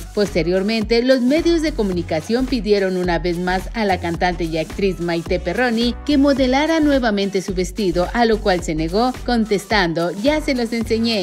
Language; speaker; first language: Spanish; native; Spanish